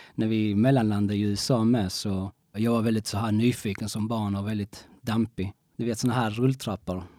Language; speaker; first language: Swedish; early bilingual, other home language; Spanish